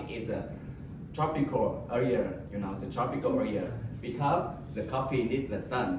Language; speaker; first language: English; non-native, learner; Vietnamese